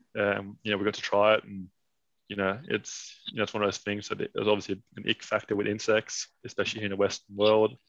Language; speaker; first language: English; non-native, fluent; Danish